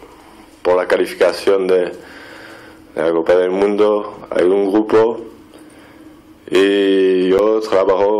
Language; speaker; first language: Spanish; non-native, fluent; French